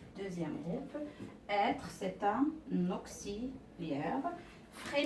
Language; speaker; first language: French; non-native, local second language; Arabic